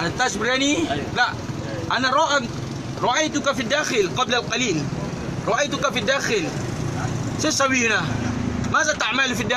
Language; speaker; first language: Arabic; non-native, learner; Malay